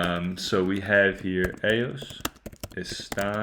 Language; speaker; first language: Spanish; non-native, fluent; English